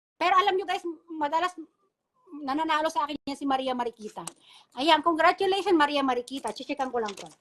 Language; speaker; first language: Filipino; non-native, local second language; Bikol